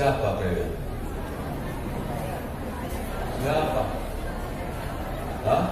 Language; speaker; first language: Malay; non-native, fluent; Arabic